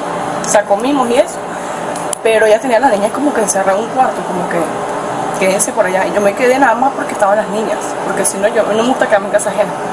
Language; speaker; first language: Spanish; native; Spanish